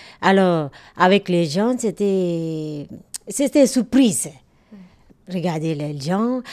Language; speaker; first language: French; non-native, learner; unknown